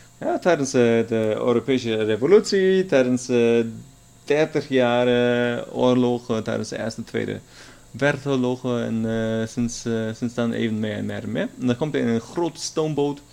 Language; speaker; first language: Dutch; non-native, learner; German